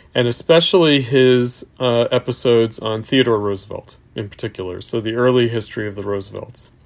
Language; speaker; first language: English; native; English